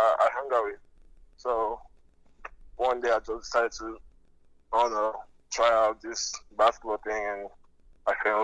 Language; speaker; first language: English; non-native, local second language; French